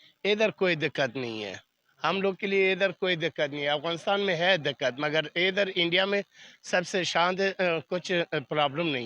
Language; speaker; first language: Hindi; non-native, learner; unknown